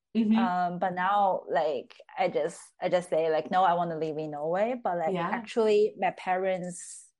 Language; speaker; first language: English; non-native, fluent; Chinese